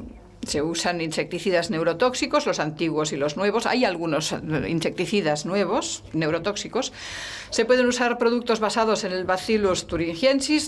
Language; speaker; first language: Spanish; non-native, fluent; Italian